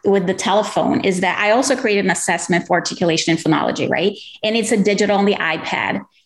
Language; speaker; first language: English; non-native, fluent; Portuguese